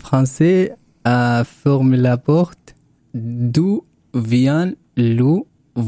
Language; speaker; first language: French; non-native, learner; Arabic